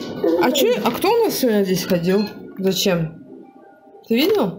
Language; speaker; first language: Russian; native; Russian